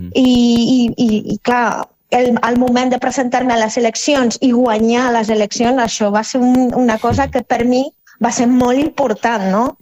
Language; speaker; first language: Catalan; non-native, fluent; Spanish